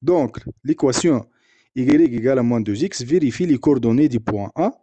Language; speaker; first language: French; non-native, local second language; Arabic